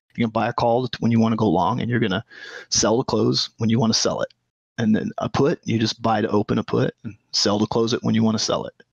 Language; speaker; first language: English; native; English